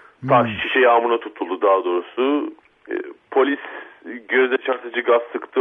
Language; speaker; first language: Turkish; native; Turkish